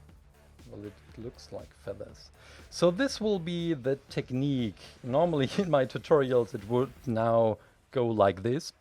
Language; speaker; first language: English; non-native, fluent; German